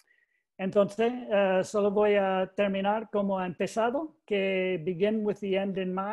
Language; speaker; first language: Spanish; non-native, learner; English